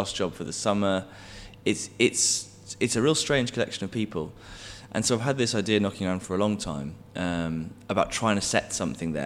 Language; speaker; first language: English; native; English